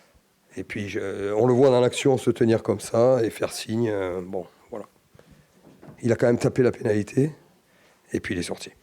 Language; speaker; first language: French; native; French